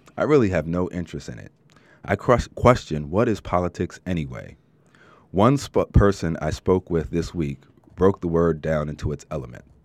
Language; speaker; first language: English; native; English